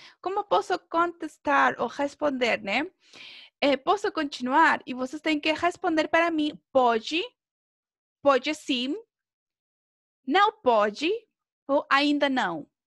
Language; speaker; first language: Portuguese; non-native, fluent; Spanish